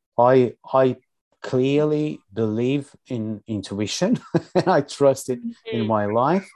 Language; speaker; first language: English; non-native, fluent; Portuguese